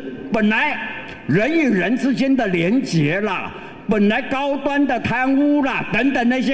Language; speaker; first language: Chinese; native; Chinese